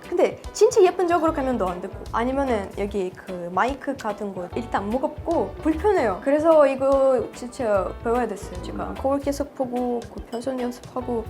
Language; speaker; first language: Korean; non-native, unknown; Russian